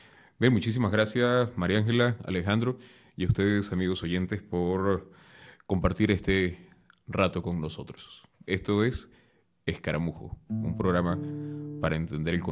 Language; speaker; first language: Spanish; native; Spanish